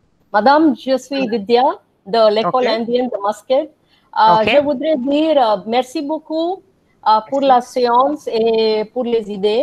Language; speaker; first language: French; non-native, fluent; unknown